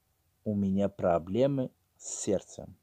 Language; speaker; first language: Russian; non-native, learner; Tajik